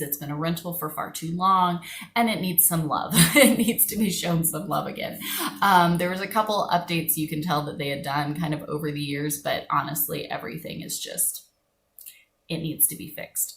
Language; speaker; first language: English; native; English